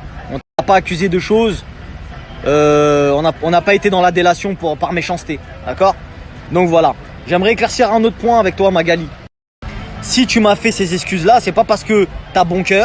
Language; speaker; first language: French; native; French